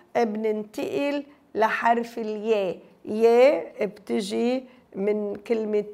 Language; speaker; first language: Arabic; native; Arabic